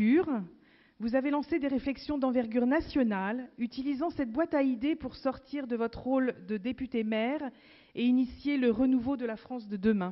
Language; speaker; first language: French; native; French